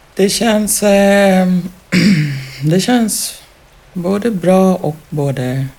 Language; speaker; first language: Swedish; non-native, fluent; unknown